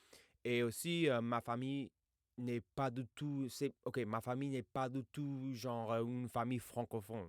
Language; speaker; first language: French; non-native, fluent; English